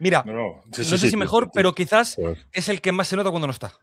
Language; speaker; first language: Spanish; native; Spanish